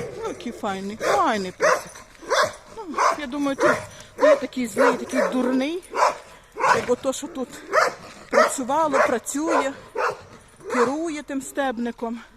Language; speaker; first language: Ukrainian; native; Ukrainian